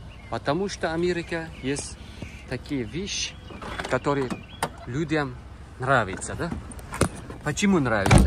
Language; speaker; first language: Russian; non-native, learner; Uzbek